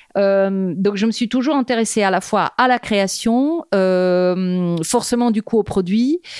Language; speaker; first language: French; non-native, fluent; Italian